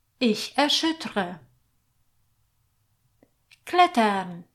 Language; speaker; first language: German; non-native, fluent; Polish